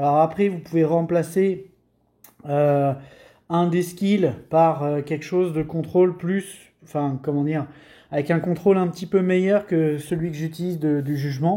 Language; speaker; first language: French; native; French